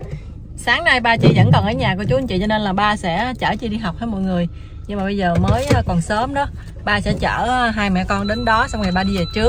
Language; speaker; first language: Vietnamese; native; Vietnamese